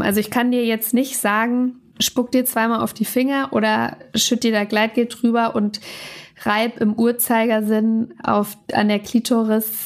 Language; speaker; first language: German; native; German